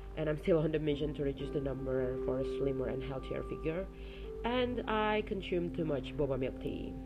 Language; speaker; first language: English; non-native, fluent; Indonesian